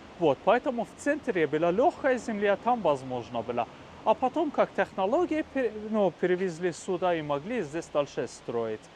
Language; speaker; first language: Russian; non-native, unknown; Persian